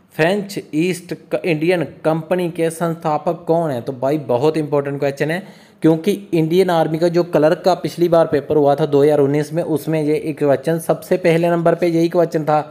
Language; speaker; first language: Hindi; native; Hindi